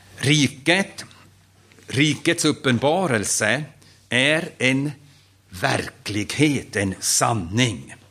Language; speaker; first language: Swedish; non-native, fluent; German